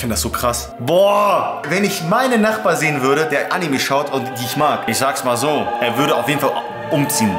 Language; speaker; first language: German; native; German